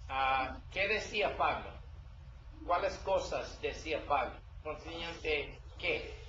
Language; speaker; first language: Spanish; non-native, learner; English